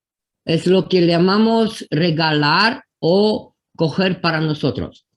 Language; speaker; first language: Spanish; non-native, fluent; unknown